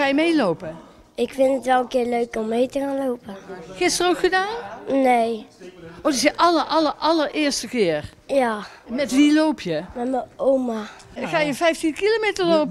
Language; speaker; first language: Dutch; native; Dutch